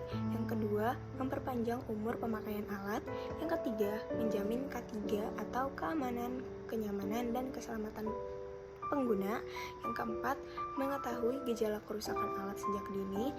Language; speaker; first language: Malay; native; Malay